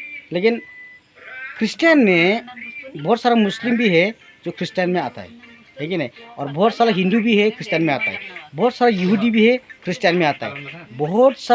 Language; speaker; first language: Hindi; non-native, local second language; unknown